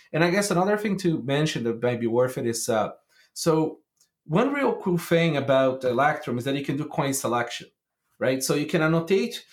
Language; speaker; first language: English; non-native, fluent; Portuguese